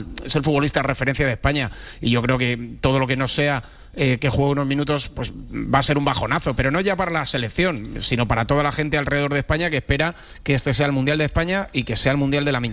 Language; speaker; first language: Spanish; native; Spanish